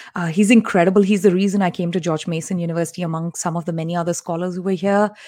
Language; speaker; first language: English; non-native, local second language; Tamil